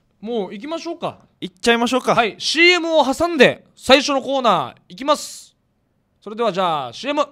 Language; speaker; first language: Japanese; native; Japanese